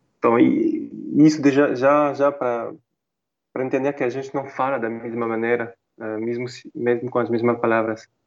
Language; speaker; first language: Portuguese; non-native, fluent; French